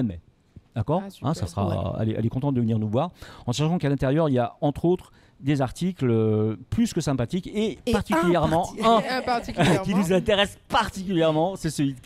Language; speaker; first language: French; native; French